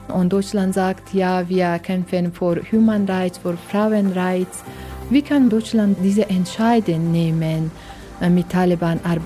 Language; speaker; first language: German; non-native, learner; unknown